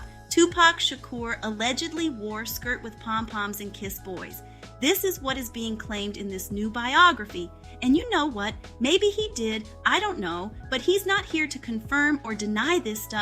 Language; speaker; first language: English; native; English